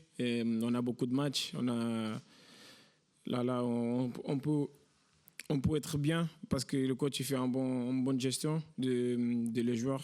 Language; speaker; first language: French; non-native, fluent; Portuguese